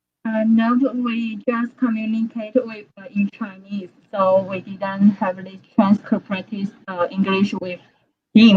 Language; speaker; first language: English; non-native, learner; Chinese